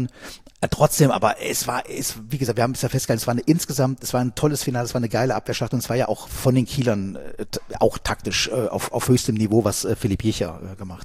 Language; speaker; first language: German; native; German